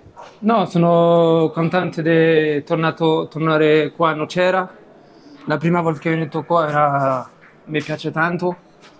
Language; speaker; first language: Italian; non-native, learner; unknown